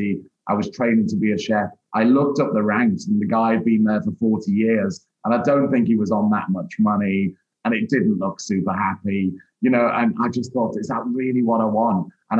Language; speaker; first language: English; native; English